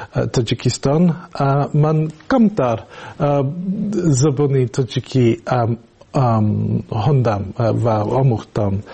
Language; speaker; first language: Tajik; non-native, learner; English